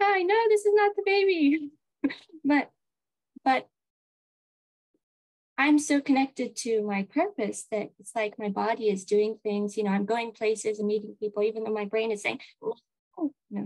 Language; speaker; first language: English; non-native, local second language; Japanese